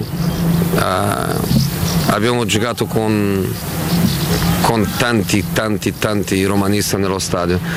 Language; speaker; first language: Italian; non-native, fluent; Portuguese